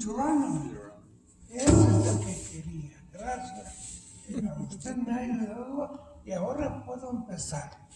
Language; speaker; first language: Spanish; early bilingual, heritage; Spanish